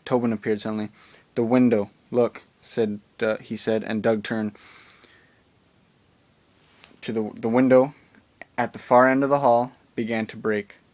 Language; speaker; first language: English; native; English